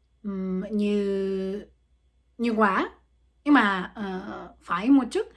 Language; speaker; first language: Vietnamese; non-native, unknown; French